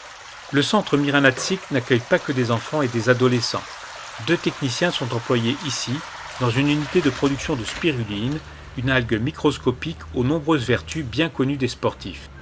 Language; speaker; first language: French; native; French